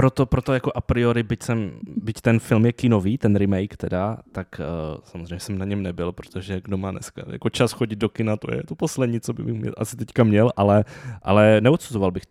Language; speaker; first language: Czech; native; Czech